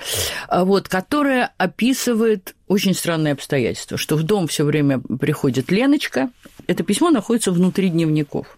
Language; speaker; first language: Russian; native; Russian